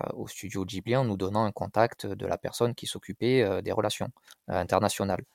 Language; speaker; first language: French; native; French